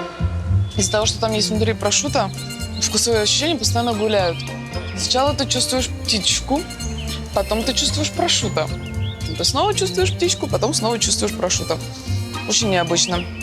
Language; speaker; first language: Russian; native; Russian